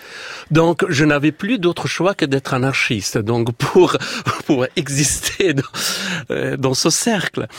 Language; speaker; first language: French; non-native, fluent; Persian